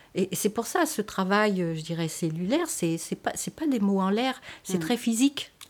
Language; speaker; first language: French; native; French